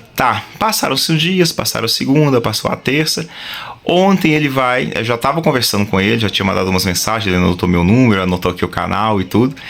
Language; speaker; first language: Portuguese; native; Portuguese